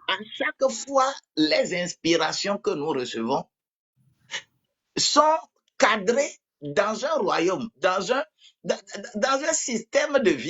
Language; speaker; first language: French; non-native, local second language; Ewe